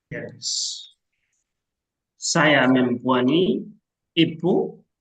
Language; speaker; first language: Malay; non-native, learner; Arabic